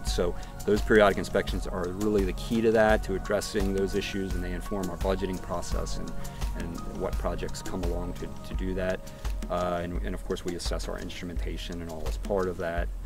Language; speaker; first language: English; native; English